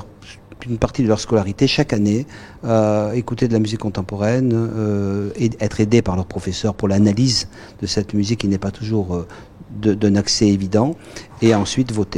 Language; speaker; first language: French; native; French